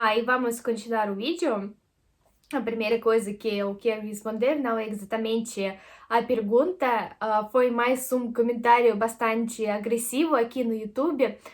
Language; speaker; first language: Portuguese; non-native, fluent; Russian